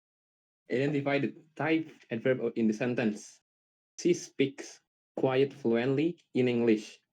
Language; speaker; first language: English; non-native, learner; Indonesian